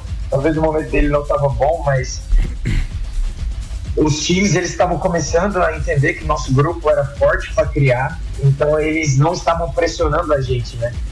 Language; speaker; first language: Portuguese; native; Portuguese